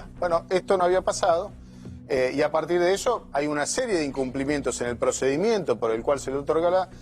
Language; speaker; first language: Spanish; native; Spanish